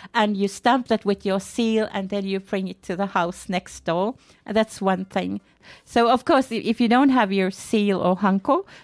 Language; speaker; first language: English; non-native, fluent; Finnish